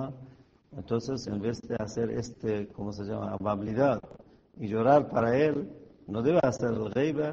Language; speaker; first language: Spanish; non-native, fluent; Persian